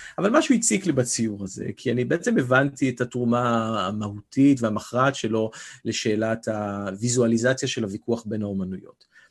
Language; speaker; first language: Hebrew; native; Hebrew